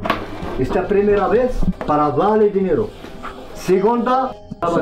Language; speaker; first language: Spanish; non-native, learner; Arabic